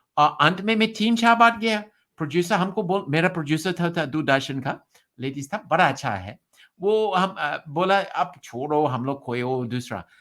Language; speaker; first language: Hindi; non-native, learner; English